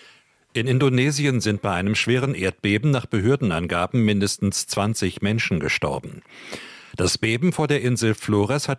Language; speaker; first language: German; native; German